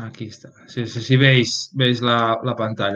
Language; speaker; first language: Spanish; native; Spanish